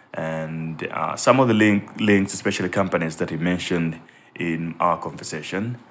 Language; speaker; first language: English; non-native, local second language; Nyanja